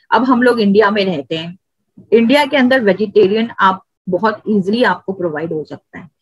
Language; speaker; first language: Hindi; native; Hindi